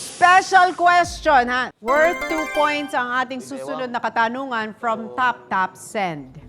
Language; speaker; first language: Filipino; native; Filipino